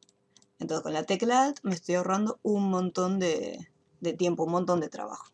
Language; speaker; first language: Spanish; native; Spanish